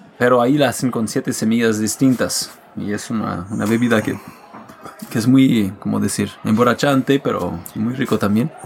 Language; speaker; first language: Spanish; non-native, fluent; French